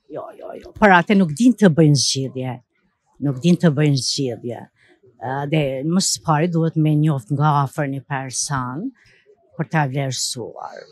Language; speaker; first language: Albanian; native; Albanian